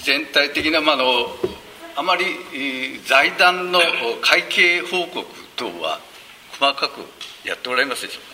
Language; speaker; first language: Japanese; native; Japanese